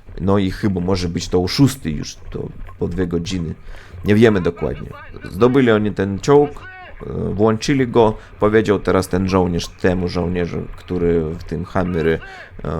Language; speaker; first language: Polish; non-native, fluent; Russian